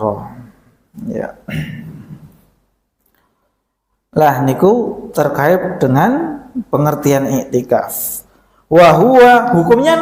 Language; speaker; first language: Indonesian; non-native, local second language; Javanese